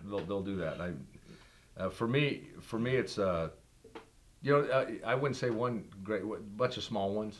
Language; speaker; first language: English; native; English